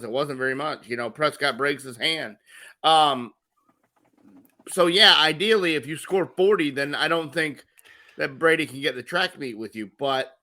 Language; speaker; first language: English; native; English